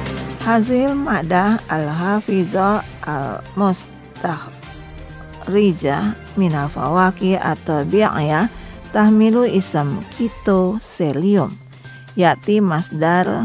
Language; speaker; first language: Arabic; non-native, fluent; Indonesian